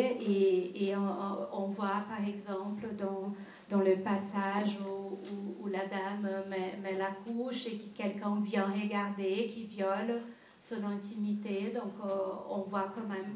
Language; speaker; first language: French; non-native, fluent; Portuguese